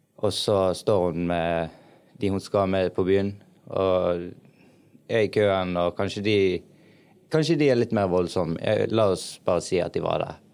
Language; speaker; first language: Norwegian; early bilingual, other home language; Arabic